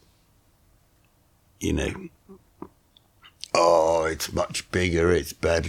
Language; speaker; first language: English; native; English